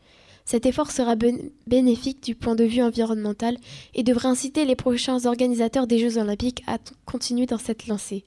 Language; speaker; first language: French; native; French